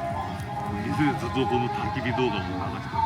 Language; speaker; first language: Japanese; native; Japanese